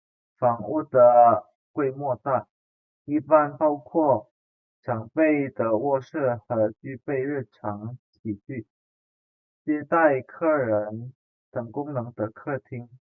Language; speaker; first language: Chinese; non-native, fluent; Indonesian